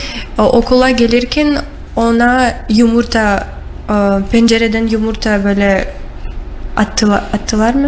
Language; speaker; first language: Turkish; non-native, learner; Russian